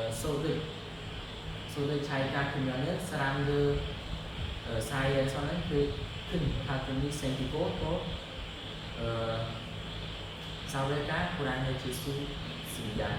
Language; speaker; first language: Korean; non-native, learner; Khmer